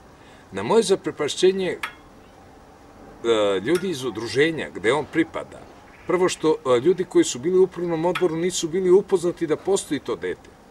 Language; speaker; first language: Serbian; native; Serbian